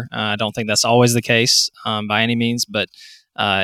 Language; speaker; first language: English; native; English